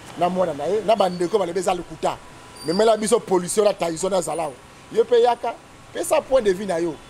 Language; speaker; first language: Lingala; native; Lingala